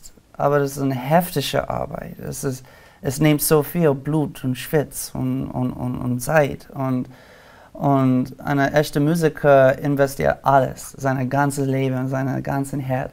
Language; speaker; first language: German; non-native, learner; English